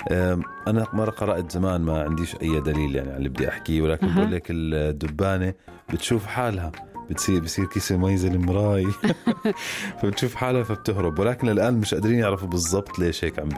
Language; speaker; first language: Arabic; native; Arabic